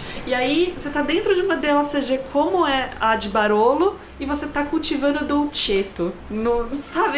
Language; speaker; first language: Portuguese; native; Portuguese